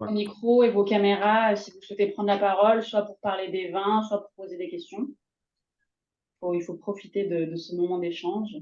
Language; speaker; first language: French; native; French